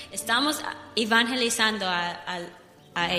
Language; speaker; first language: Spanish; non-native, learner; English